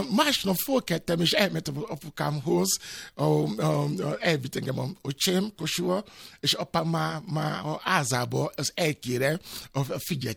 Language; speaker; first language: Hungarian; non-native, fluent; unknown